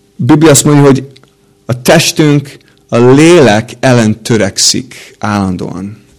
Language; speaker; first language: Hungarian; non-native, fluent; English